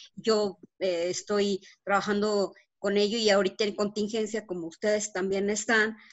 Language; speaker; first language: Spanish; native; Spanish